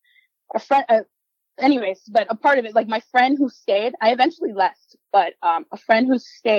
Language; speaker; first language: English; non-native, local second language; Spanish